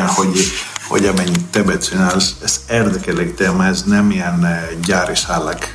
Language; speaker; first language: Hungarian; non-native, learner; Greek